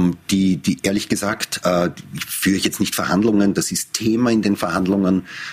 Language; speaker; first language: German; native; German